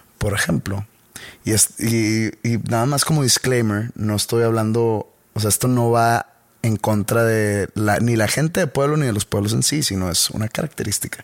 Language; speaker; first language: Spanish; native; Spanish